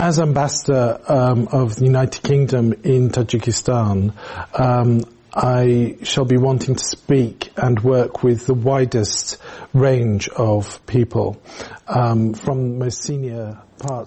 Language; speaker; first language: English; native; English